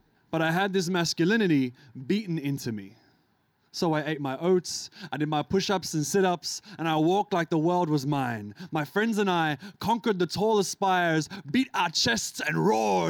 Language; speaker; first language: English; early bilingual, other home language; Arabic